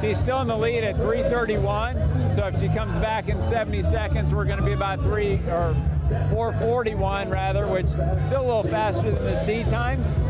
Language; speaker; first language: English; native; English